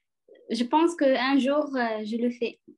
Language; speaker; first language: French; non-native, learner; Arabic